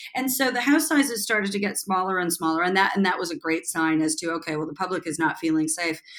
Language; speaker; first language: English; native; English